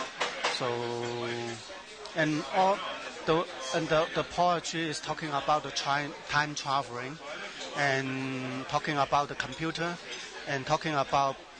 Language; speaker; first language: English; non-native, learner; Chinese